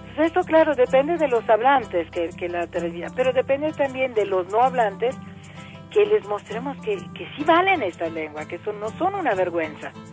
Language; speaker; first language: Spanish; non-native, local second language; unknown